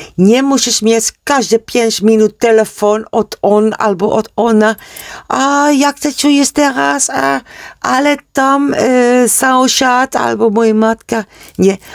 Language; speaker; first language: Polish; non-native, learner; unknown